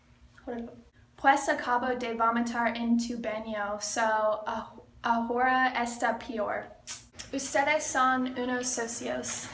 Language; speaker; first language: Spanish; non-native, learner; English